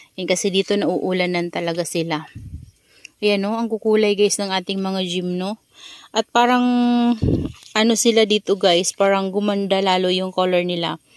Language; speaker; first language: Filipino; native; Filipino